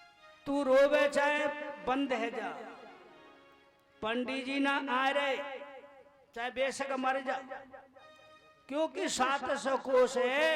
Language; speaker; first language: Hindi; native; Hindi